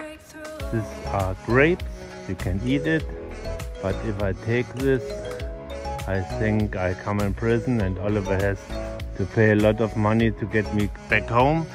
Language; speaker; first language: English; non-native, learner; German